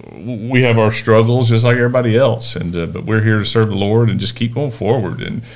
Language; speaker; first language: English; native; English